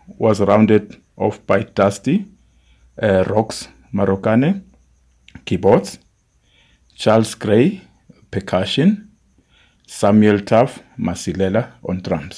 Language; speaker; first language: English; non-native, local second language; Zulu